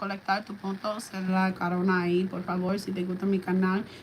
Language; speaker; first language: Spanish; non-native, learner; English